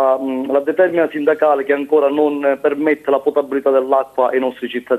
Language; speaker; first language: Italian; native; Italian